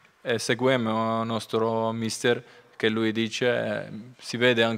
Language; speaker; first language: Italian; non-native, learner; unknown